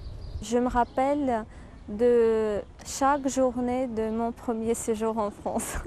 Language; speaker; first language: French; non-native, fluent; Ukrainian